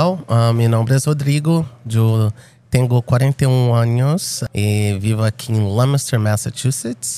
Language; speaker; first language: Spanish; non-native, fluent; Portuguese